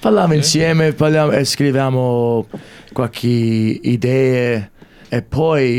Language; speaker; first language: Italian; early bilingual, heritage; English